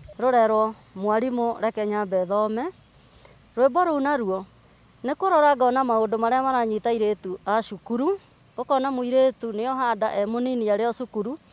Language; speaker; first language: Kikuyu; native; Kikuyu